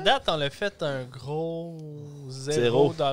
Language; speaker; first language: French; native; French